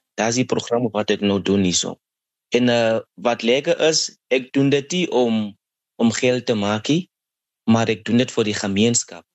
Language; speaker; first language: Afrikaans; non-native, local second language; Xhosa